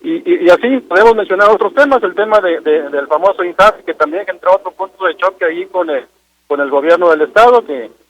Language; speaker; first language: Spanish; native; Spanish